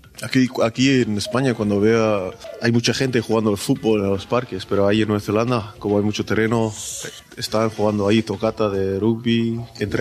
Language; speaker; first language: Spanish; non-native, fluent; English